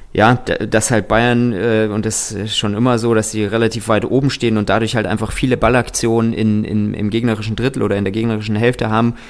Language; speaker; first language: German; early bilingual, other home language; Russian